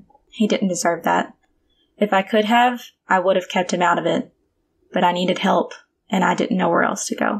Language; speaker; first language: English; native; English